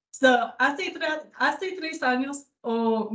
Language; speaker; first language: Spanish; non-native, learner; English